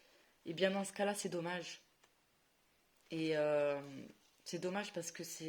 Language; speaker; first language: French; native; French